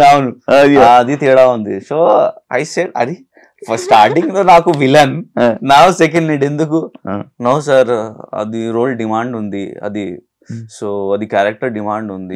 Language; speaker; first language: Telugu; non-native, local second language; Urdu